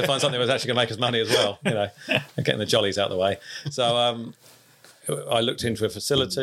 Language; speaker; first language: English; native; English